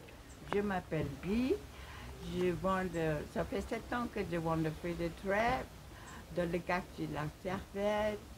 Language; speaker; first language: French; non-native, learner; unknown